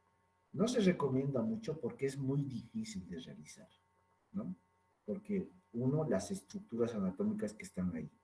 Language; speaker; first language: Spanish; native; Spanish